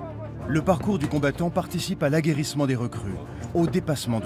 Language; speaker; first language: French; native; French